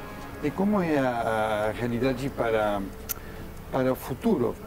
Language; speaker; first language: Portuguese; non-native, fluent; Spanish